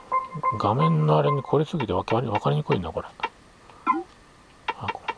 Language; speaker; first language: Japanese; native; Japanese